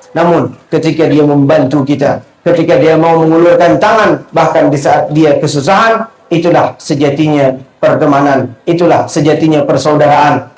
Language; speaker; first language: Malay; non-native, local second language; Achinese